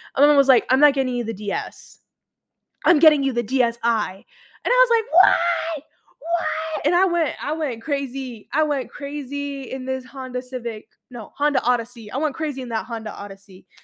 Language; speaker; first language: English; early bilingual, other home language; Arabic